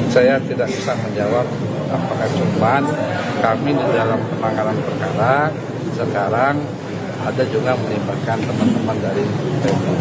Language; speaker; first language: Indonesian; native; Indonesian